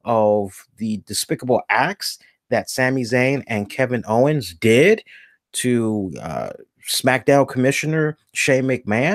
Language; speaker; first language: English; native; English